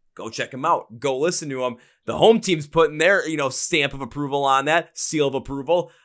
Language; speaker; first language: English; native; English